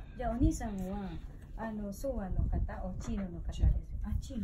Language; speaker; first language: Japanese; non-native, fluent; Filipino